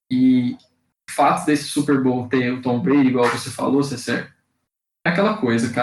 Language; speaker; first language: Portuguese; native; Portuguese